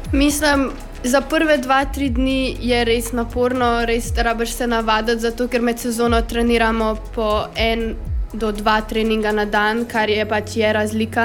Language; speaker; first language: Slovenian; native; Slovenian